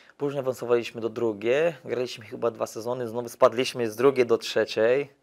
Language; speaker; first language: Polish; non-native, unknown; Portuguese